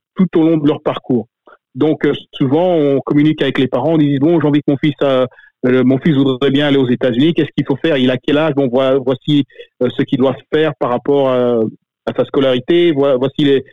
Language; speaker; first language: French; native; French